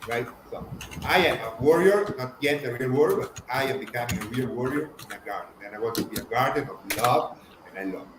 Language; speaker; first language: English; non-native, fluent; Italian